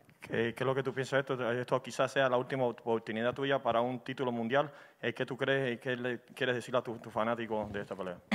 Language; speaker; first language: Spanish; native; Spanish